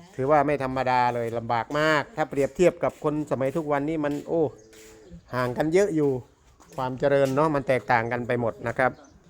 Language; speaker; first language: Thai; native; Thai